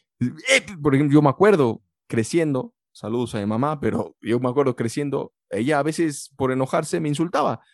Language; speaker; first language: Spanish; early bilingual, heritage; Spanish